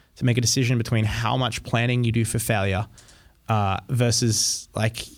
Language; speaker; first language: English; native; English